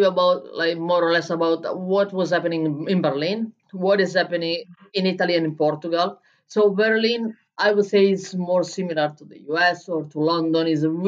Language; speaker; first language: English; non-native, fluent; Italian